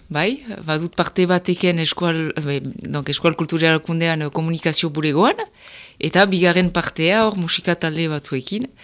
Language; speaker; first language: Basque; non-native, local second language; French